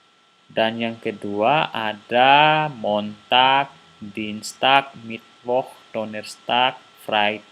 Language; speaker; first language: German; non-native, fluent; Indonesian